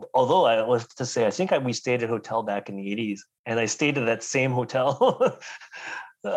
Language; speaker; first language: English; native; English